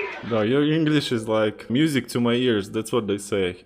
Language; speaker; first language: English; non-native, fluent; Russian